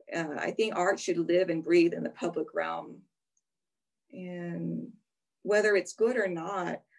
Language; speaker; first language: English; native; English